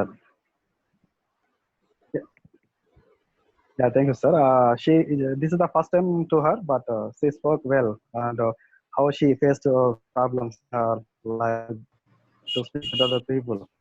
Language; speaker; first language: English; non-native, local second language; Telugu